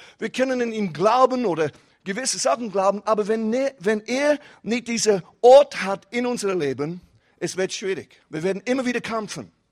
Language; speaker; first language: German; non-native, fluent; English